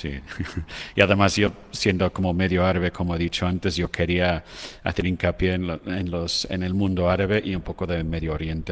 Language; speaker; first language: Spanish; non-native, fluent; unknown